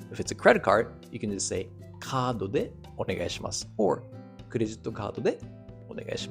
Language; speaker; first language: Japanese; non-native, fluent; English